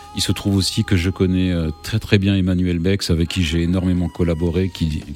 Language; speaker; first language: French; native; French